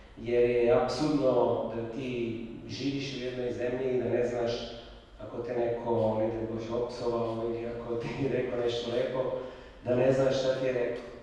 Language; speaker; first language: Serbian; non-native, fluent; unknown